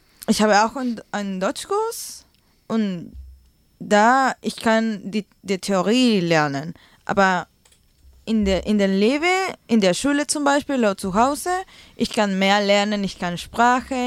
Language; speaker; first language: German; non-native, learner; Spanish